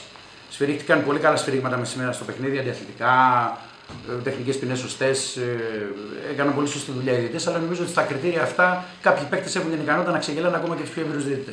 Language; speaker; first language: Greek; native; Greek